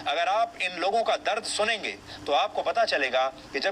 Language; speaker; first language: Hindi; native; Hindi